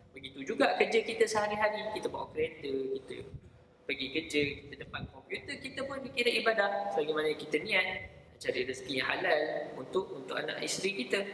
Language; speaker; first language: Malay; native; Malay